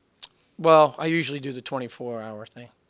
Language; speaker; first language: English; native; English